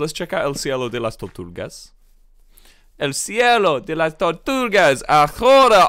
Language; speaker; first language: Spanish; non-native, learner; English